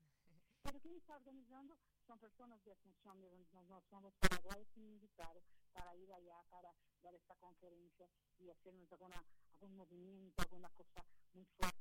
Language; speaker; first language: Spanish; non-native, fluent; Portuguese